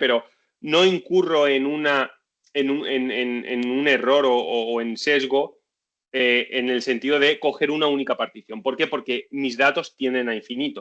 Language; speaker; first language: Spanish; native; Spanish